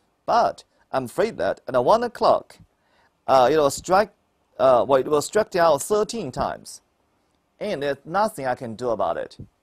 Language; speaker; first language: English; non-native, fluent; Chinese